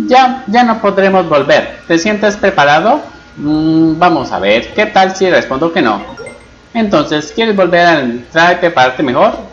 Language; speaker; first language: Spanish; native; Spanish